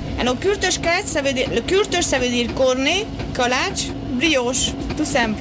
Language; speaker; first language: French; non-native, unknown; Hungarian